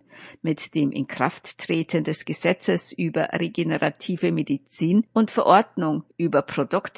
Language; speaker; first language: German; native; German